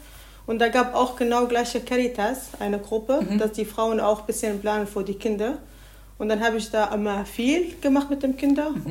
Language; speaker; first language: German; non-native, learner; Arabic